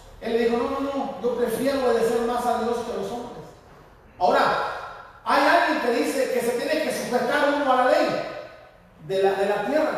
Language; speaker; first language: Spanish; native; Spanish